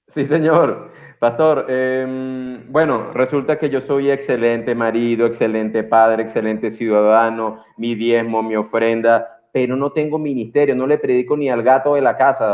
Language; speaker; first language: Spanish; native; Spanish